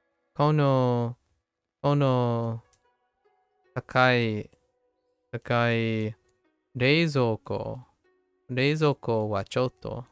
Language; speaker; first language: Japanese; non-native, learner; English